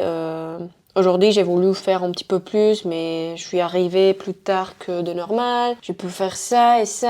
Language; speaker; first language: French; non-native, fluent; Spanish